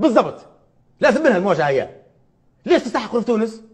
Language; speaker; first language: Arabic; native; Arabic